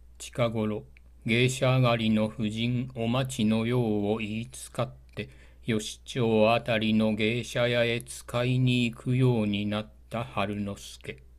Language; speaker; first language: Japanese; native; Japanese